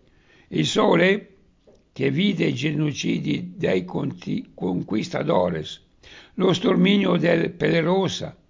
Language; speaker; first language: Italian; native; Italian